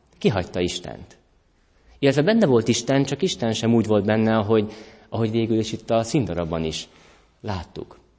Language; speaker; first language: Hungarian; native; Hungarian